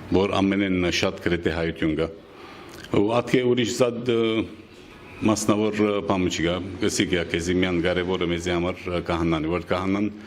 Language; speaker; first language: Armenian; native; Armenian